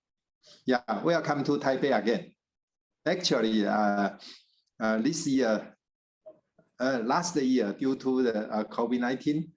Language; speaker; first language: English; non-native, fluent; Chinese